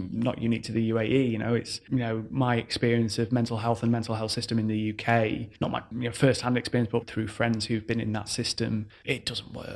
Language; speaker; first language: English; native; English